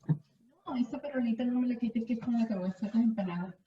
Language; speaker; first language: Spanish; native; Spanish